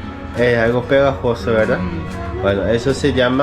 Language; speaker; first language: Spanish; non-native, fluent; Korean